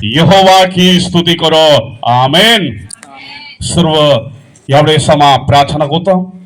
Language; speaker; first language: Hindi; non-native, local second language; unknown